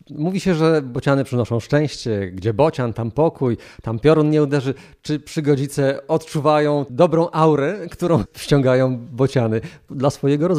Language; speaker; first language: Polish; native; Polish